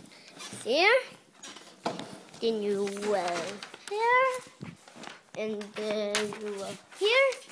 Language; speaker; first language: English; non-native, learner; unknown